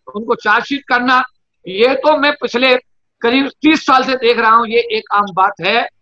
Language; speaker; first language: Hindi; native; Hindi